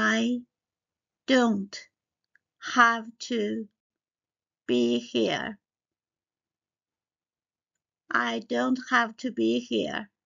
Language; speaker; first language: English; non-native, fluent; Chinese